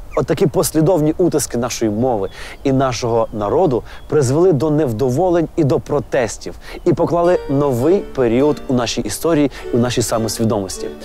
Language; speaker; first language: Ukrainian; native; Ukrainian